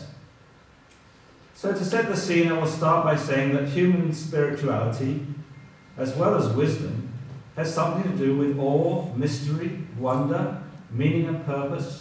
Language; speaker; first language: English; native; English